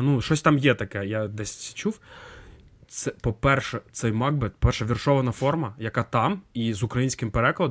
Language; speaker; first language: Ukrainian; native; Ukrainian